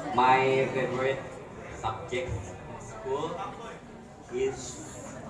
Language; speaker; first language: English; non-native, learner; Indonesian